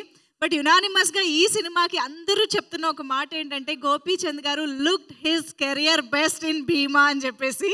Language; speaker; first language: Telugu; native; Telugu